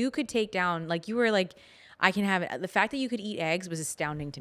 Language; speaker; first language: English; native; English